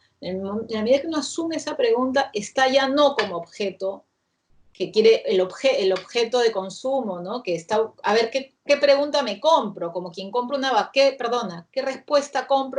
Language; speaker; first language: Spanish; native; Spanish